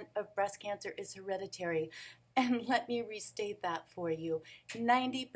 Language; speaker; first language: English; native; English